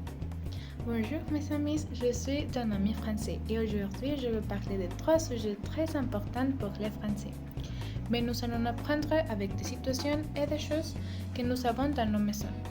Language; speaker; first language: French; non-native, learner; Spanish